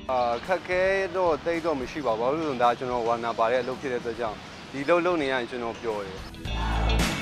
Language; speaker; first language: Burmese; native; Burmese